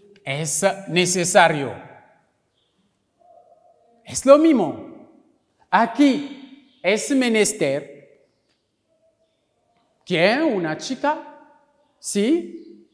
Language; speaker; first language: Spanish; non-native, local second language; French